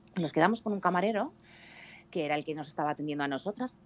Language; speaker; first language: Spanish; native; Spanish